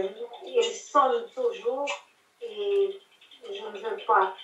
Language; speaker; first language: French; non-native, fluent; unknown